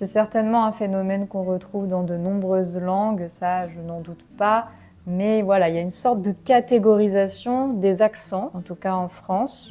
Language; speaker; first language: French; native; French